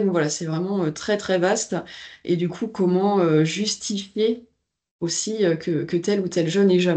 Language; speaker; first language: French; native; French